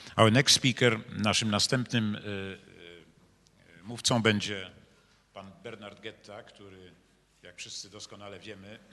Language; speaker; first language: Polish; native; Polish